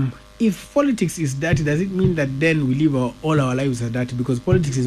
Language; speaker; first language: English; non-native, local second language; Luo (Kenya and Tanzania)